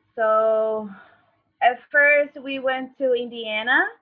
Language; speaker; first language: English; non-native, fluent; Portuguese